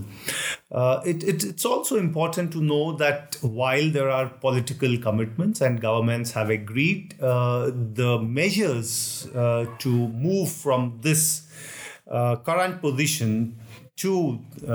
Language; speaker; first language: English; non-native, local second language; Hindi